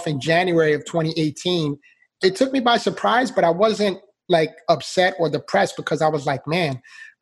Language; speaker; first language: English; native; English